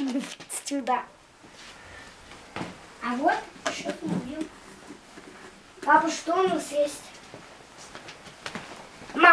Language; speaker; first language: Russian; early bilingual, heritage; Russian